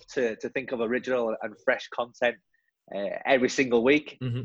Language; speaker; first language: English; native; English